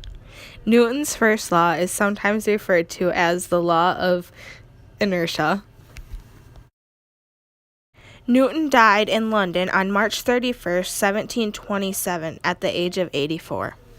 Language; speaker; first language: English; native; English